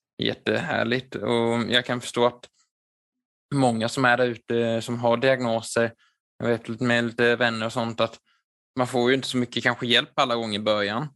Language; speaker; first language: Swedish; native; Swedish